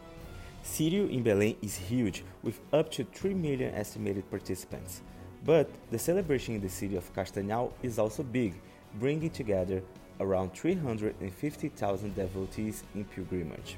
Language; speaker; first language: English; non-native, fluent; Portuguese